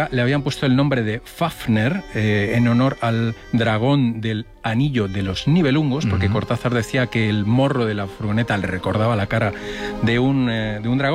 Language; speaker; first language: Spanish; native; Spanish